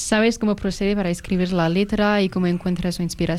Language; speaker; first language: Spanish; non-native, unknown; French